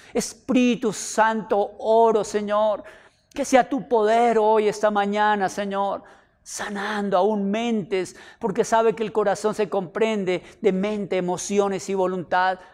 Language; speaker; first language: Spanish; native; Spanish